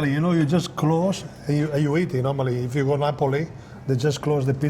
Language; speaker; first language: English; non-native, fluent; Italian